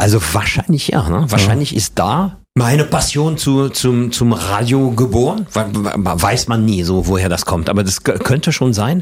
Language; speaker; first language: German; non-native, fluent; French